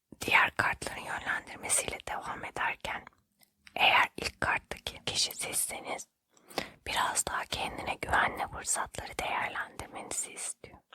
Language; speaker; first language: Turkish; native; Turkish